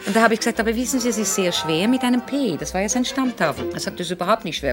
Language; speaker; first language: German; native; German